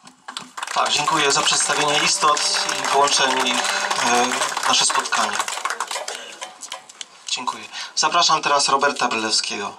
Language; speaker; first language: Polish; native; Polish